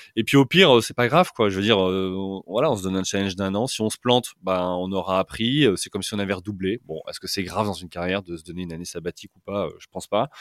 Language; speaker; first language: French; native; French